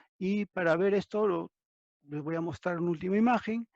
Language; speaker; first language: Spanish; native; Spanish